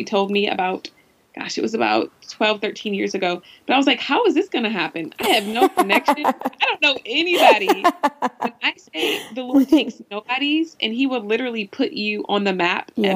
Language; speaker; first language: English; native; English